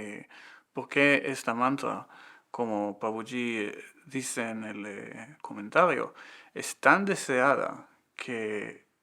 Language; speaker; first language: Spanish; non-native, fluent; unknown